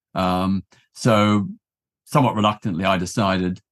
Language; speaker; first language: English; native; English